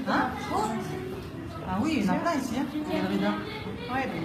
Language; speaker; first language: French; native; French